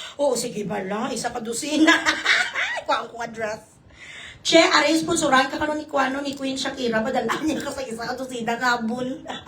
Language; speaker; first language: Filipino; non-native, local second language; Hiligaynon